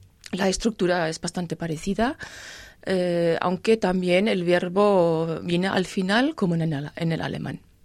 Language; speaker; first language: Spanish; non-native, fluent; German